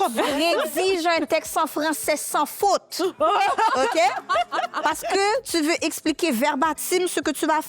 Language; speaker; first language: French; native; French